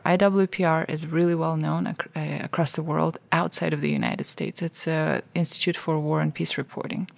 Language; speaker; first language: English; non-native, fluent; Russian